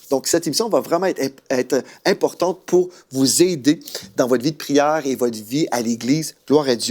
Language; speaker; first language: French; native; French